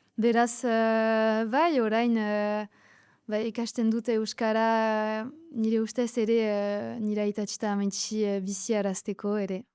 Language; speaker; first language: Basque; non-native, local second language; French